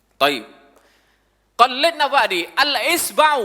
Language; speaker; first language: Arabic; non-native, fluent; Indonesian